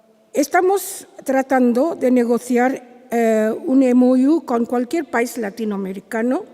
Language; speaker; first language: Spanish; non-native, fluent; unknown